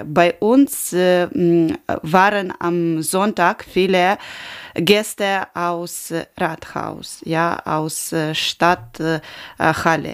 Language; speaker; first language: German; non-native, learner; Ukrainian